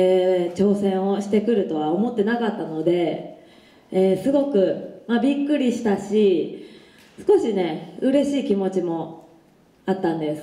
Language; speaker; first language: Japanese; native; Japanese